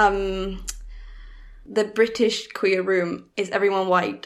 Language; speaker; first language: English; non-native, fluent; Spanish